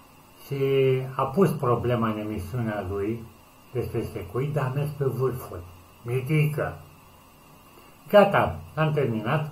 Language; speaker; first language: Romanian; native; Romanian